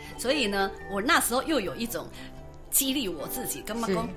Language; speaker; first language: Chinese; non-native, local second language; Min Nan Chinese